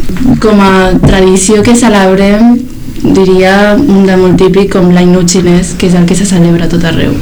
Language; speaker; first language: Catalan; early bilingual, other home language; Chinese